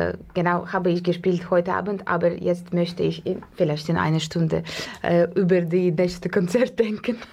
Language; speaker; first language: German; non-native, fluent; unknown